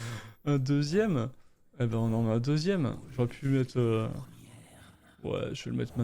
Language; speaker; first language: French; native; French